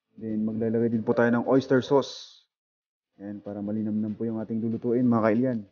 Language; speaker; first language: Filipino; non-native, local second language; Iloko